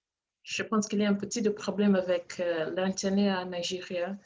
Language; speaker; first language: French; non-native, learner; English